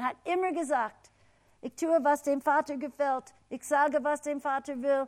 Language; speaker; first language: German; non-native, fluent; English